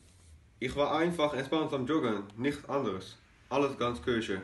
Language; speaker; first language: German; non-native, learner; Dutch